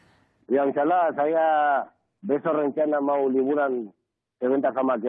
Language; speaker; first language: Indonesian; non-native, learner; Spanish